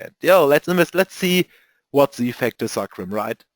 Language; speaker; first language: English; non-native, fluent; German